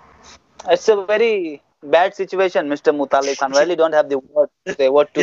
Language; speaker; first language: English; non-native, fluent; Bangla